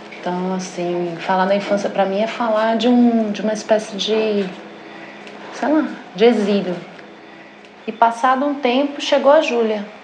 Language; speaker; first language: Portuguese; native; Portuguese